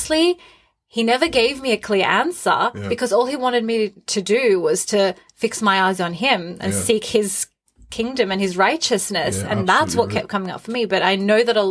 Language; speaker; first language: English; native; English